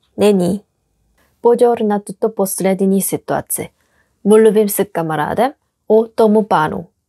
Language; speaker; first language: Czech; non-native, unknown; Korean